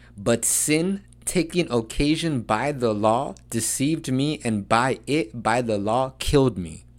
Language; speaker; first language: English; early bilingual, other home language; Spanish